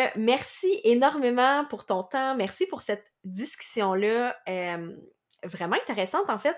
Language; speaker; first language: French; native; French